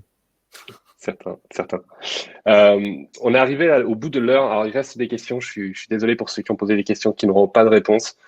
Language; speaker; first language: French; native; French